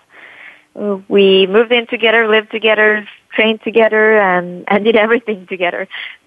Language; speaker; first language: English; non-native, fluent; Norwegian